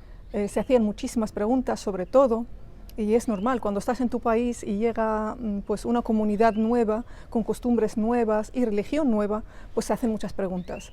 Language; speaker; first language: Spanish; early bilingual, other home language; Arabic